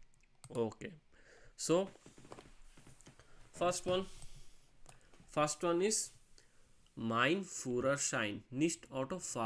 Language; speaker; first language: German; non-native, fluent; Hindi